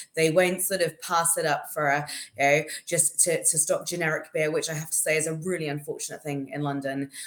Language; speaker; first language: English; native; English